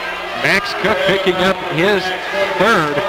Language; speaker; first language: English; native; English